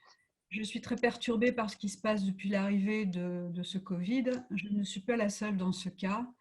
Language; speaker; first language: French; native; French